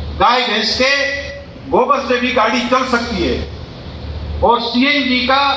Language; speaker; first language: Hindi; non-native, local second language; Gujarati